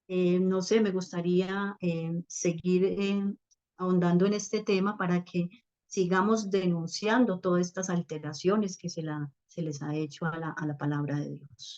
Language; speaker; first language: Spanish; native; Spanish